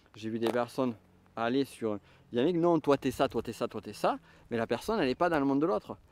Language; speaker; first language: French; native; French